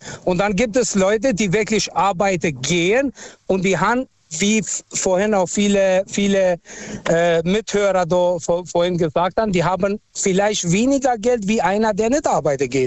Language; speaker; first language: German; non-native, fluent; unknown